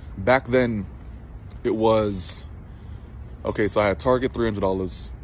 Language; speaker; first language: English; native; English